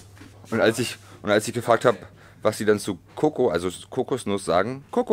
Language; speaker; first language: German; native; German